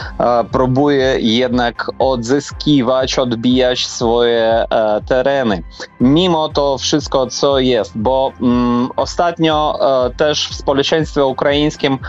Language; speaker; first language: Polish; non-native, fluent; Ukrainian